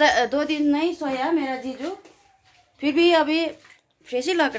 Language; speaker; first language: Hindi; non-native, local second language; Nepali